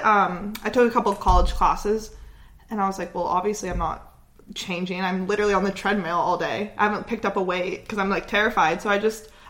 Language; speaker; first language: English; native; English